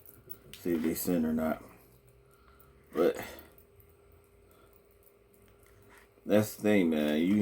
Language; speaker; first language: English; native; English